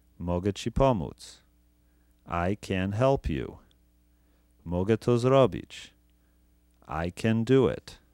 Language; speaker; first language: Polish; non-native, fluent; English